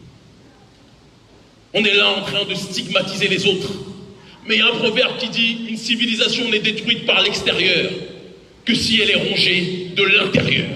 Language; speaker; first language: French; native; French